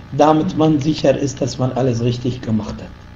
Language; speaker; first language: German; non-native, fluent; Arabic